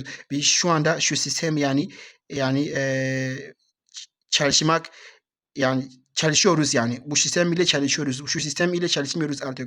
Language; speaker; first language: Turkish; non-native, learner; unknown